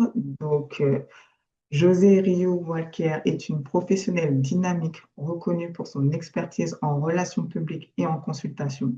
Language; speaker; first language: French; native; French